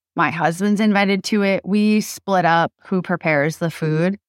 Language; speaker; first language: English; native; English